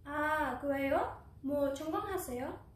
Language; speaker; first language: Korean; non-native, learner; English